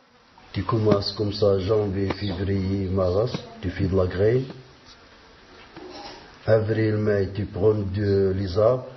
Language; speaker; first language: French; non-native, learner; Arabic